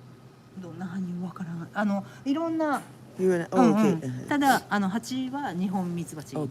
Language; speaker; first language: Japanese; native; Japanese